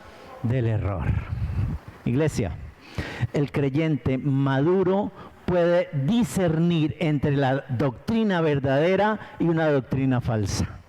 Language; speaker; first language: Spanish; native; Spanish